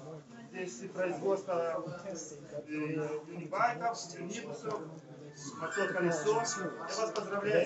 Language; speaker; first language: Russian; non-native, fluent; Italian